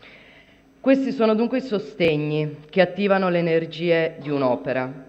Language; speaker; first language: Italian; native; Italian